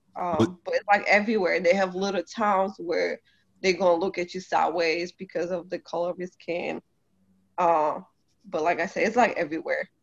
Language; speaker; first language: English; early bilingual, other home language; Polish